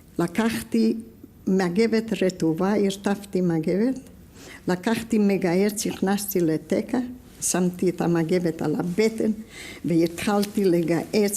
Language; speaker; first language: Hebrew; non-native, fluent; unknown